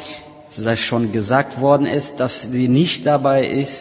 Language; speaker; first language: German; non-native, learner; Portuguese